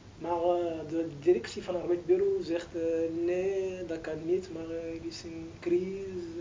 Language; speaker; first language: Dutch; non-native, learner; Arabic